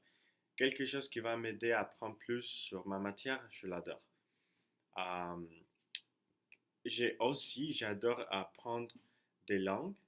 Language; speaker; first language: French; non-native, learner; Spanish